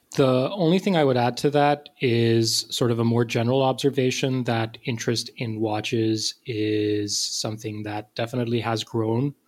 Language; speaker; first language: English; non-native, local second language; Urdu